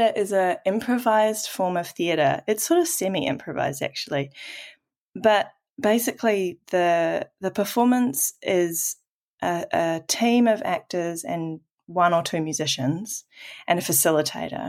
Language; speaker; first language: English; native; English